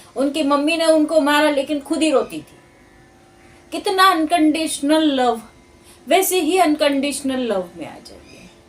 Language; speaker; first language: Hindi; non-native, local second language; Marathi